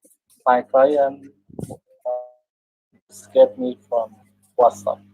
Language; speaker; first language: English; non-native, learner; Indonesian